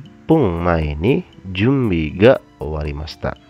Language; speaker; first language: Japanese; non-native, fluent; Indonesian